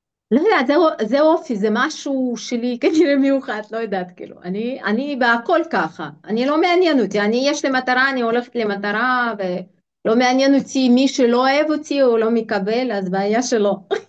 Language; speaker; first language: Hebrew; non-native, fluent; Russian